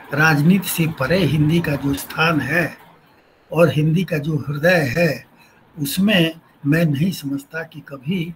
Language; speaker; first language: Hindi; native; Hindi